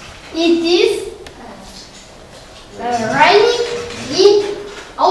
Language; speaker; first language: English; non-native, learner; Kazakh